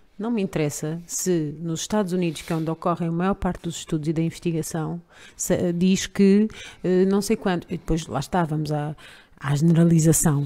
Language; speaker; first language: Portuguese; native; Portuguese